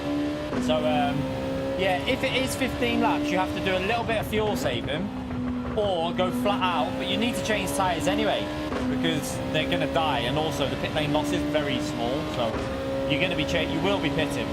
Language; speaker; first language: English; native; English